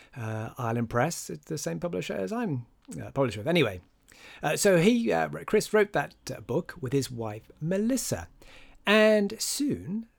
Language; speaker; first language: English; native; English